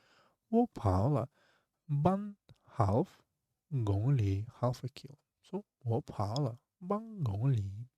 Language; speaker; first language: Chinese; non-native, fluent; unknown